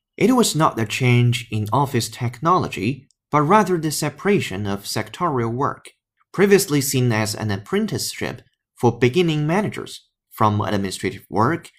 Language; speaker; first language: English; non-native, fluent; Chinese